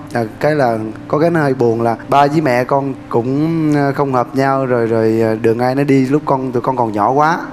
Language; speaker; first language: Vietnamese; native; Vietnamese